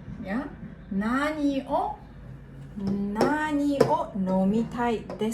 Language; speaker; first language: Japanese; non-native, fluent; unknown